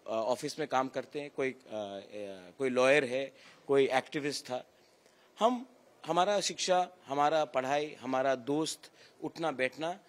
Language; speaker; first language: Hindi; non-native, local second language; Kok Borok